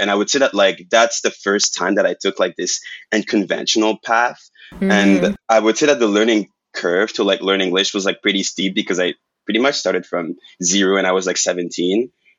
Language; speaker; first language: English; non-native, fluent; French